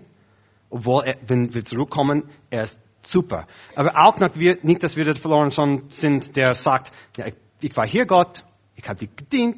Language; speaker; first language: German; non-native, fluent; English